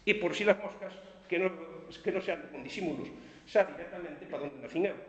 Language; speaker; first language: Spanish; non-native, local second language; Galician